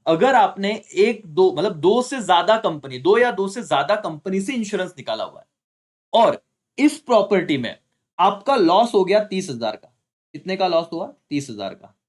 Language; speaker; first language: Hindi; non-native, local second language; Marathi